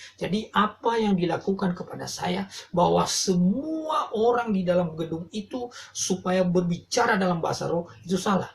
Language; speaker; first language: Indonesian; non-native, local second language; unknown